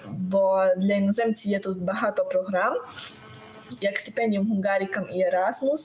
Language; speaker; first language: Ukrainian; non-native, local second language; Hungarian